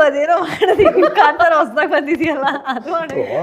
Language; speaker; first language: Telugu; non-native, learner; Kannada